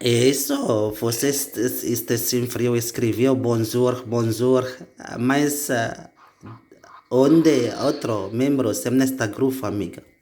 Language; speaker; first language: Portuguese; non-native, learner; Indonesian